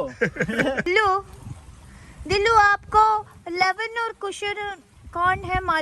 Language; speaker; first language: Hindi; non-native, local second language; Malayalam